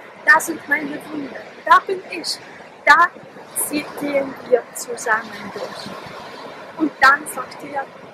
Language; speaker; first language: German; non-native, fluent; Polish